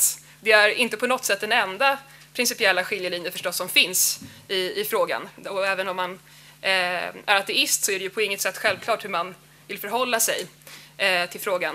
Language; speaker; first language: Swedish; native; Swedish